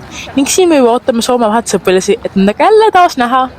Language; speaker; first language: Estonian; native; Estonian